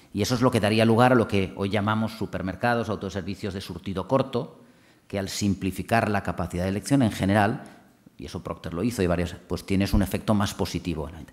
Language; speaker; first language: Spanish; non-native, local second language; Catalan